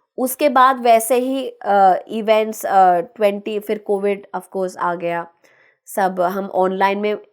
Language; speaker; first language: Hindi; non-native, local second language; Telugu